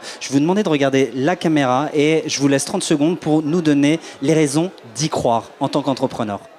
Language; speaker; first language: French; native; French